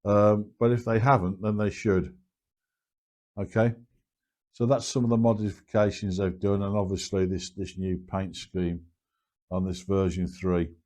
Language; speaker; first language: English; native; English